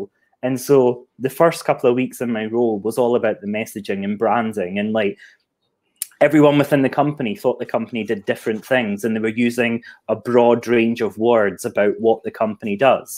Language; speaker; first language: English; native; English